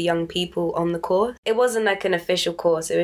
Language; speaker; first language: English; native; English